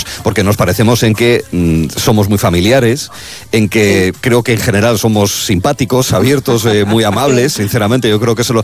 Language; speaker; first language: Spanish; native; Spanish